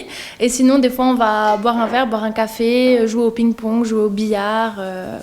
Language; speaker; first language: French; native; French